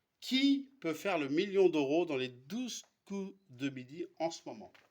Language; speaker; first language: French; native; French